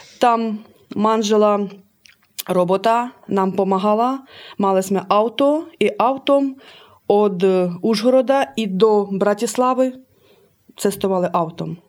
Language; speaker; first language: Ukrainian; early bilingual, heritage; Slovak